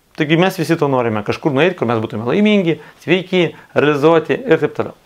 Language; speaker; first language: Lithuanian; non-native, local second language; Russian